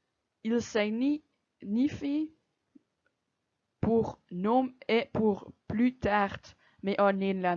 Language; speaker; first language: French; non-native, local second language; Dutch